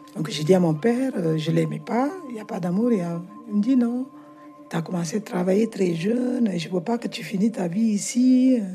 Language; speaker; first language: French; non-native, fluent; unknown